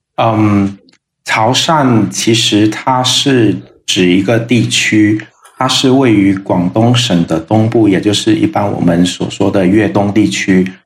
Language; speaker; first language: Chinese; non-native, local second language; Min Nan Chinese